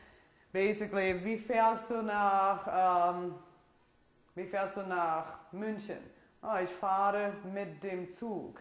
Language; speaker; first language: German; non-native, fluent; Italian